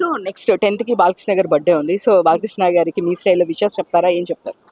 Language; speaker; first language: Telugu; native; Telugu